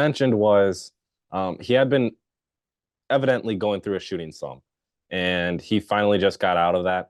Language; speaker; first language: English; native; English